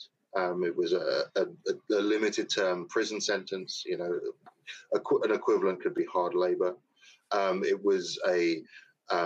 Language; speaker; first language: English; native; English